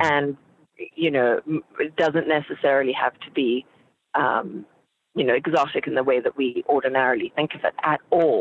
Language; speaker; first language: English; native; English